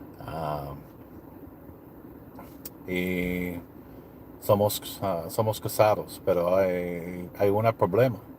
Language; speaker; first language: Spanish; non-native, learner; English